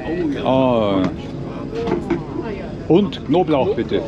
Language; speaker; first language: German; native; German